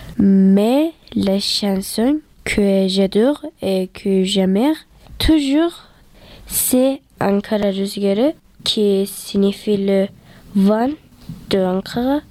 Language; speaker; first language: French; non-native, learner; Turkish